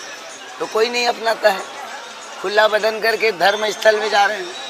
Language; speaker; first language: Hindi; native; Hindi